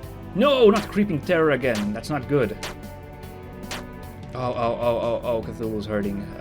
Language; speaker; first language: English; native; English